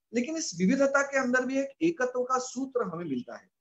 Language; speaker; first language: Hindi; non-native, local second language; Marathi